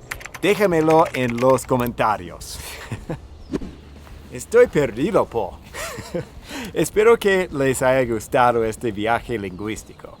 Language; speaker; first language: Spanish; non-native, fluent; English